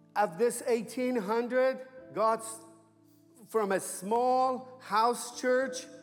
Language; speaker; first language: English; non-native, fluent; Persian